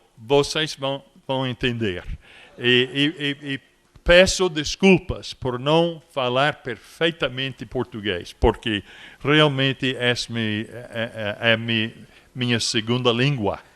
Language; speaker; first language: Portuguese; non-native, fluent; English